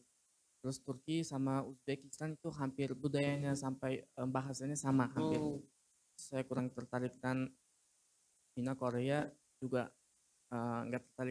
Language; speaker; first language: Indonesian; non-native, fluent; Uzbek